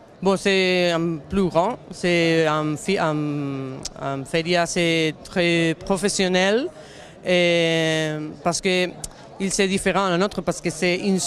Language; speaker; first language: French; non-native, learner; Catalan